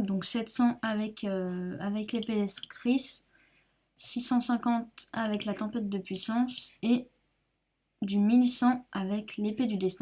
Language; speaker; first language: French; native; French